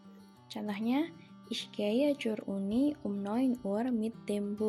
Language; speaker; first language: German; non-native, fluent; Indonesian